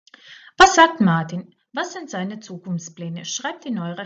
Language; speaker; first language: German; non-native, fluent; Croatian